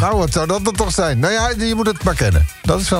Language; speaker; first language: Dutch; native; Dutch